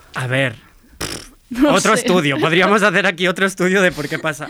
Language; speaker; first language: Spanish; native; Spanish